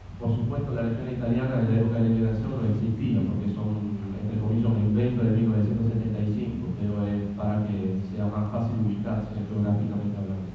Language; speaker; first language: Spanish; non-native, fluent; Italian